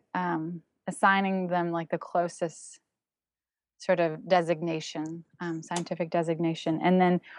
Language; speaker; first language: English; non-native, fluent; German